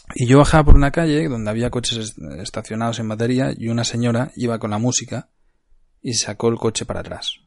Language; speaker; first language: Spanish; native; Spanish